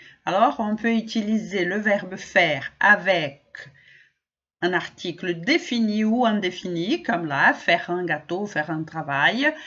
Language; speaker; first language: French; non-native, fluent; Portuguese